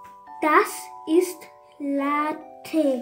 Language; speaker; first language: German; early bilingual, other home language; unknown